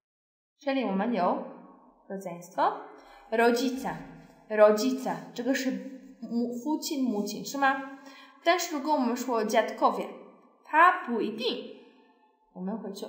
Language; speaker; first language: Chinese; non-native, fluent; Polish